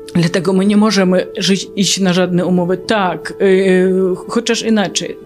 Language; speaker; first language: Polish; non-native, fluent; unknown